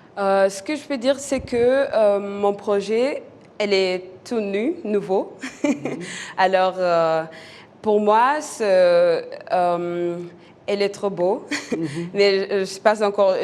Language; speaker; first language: French; non-native, local second language; Kinyarwanda